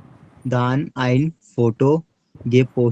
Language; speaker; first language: German; non-native, learner; Hindi